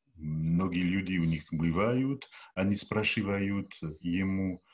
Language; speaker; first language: Russian; non-native, learner; French